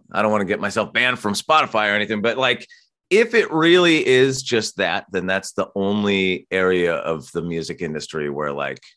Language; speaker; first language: English; native; English